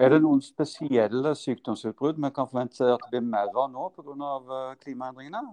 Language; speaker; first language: Norwegian; native; Norwegian